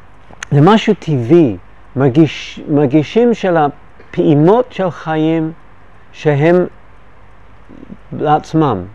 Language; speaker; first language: Hebrew; non-native, fluent; English